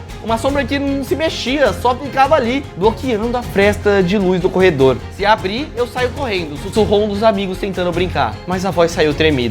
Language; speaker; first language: Portuguese; native; Portuguese